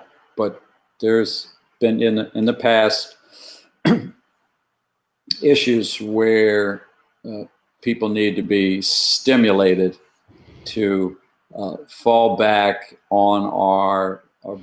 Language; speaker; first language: English; native; English